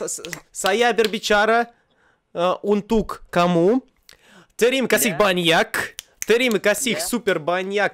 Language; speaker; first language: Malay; non-native, learner; Russian